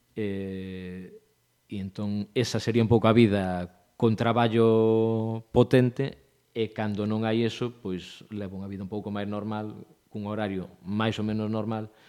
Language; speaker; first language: Galician; native; Galician